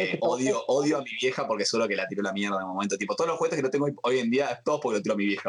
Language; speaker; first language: Spanish; native; Spanish